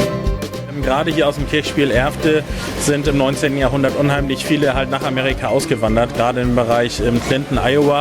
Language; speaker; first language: German; native; German